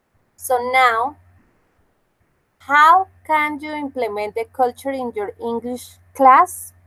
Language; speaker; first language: English; non-native, fluent; Spanish